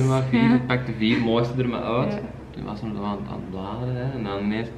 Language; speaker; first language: Dutch; native; Dutch